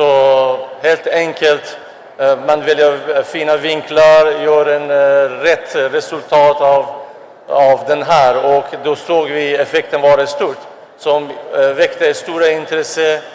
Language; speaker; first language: Swedish; non-native, fluent; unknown